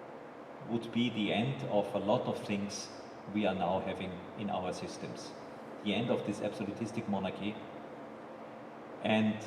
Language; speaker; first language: English; non-native, fluent; German